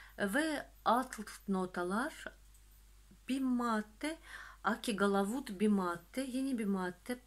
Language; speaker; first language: Turkish; non-native, fluent; Russian